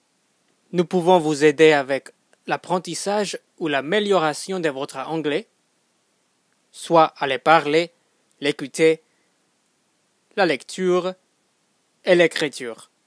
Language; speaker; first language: French; non-native, fluent; English